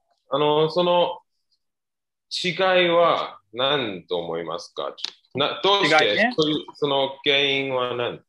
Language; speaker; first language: Japanese; non-native, learner; Chinese